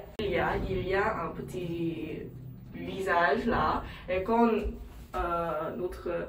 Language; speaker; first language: French; non-native, learner; English